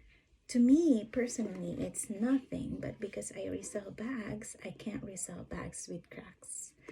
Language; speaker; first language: English; non-native, fluent; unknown